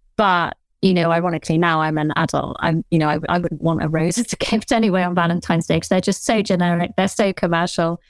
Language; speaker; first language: English; native; English